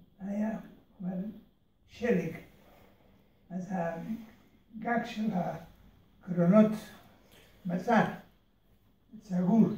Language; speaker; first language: Hebrew; early bilingual, other home language; Hungarian